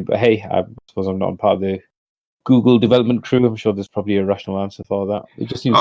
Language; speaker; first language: English; native; English